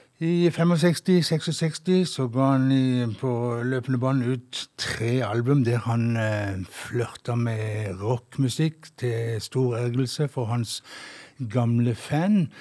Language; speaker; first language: Norwegian; native; Norwegian